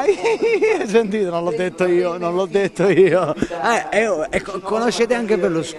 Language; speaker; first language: Italian; native; Italian